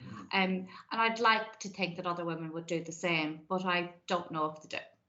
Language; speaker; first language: English; native; English